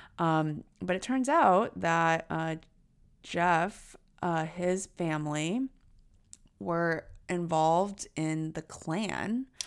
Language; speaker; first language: English; early bilingual, other home language; Chinese